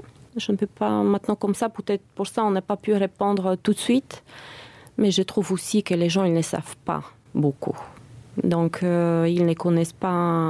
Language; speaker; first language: French; non-native, fluent; Bulgarian